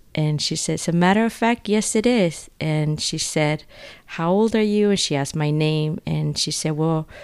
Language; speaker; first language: English; non-native, fluent; Spanish